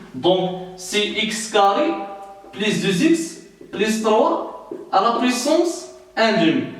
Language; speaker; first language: French; non-native, local second language; Arabic